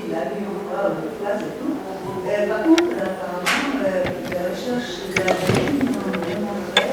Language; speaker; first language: French; non-native, fluent; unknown